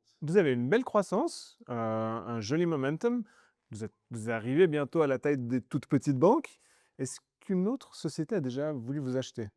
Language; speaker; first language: French; native; French